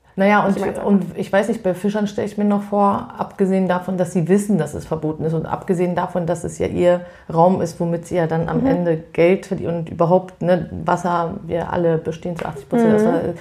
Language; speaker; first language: German; native; German